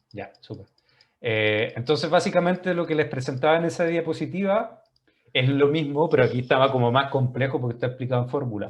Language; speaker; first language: Spanish; native; Spanish